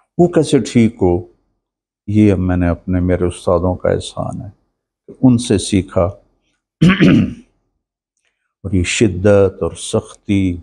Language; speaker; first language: Urdu; native; Urdu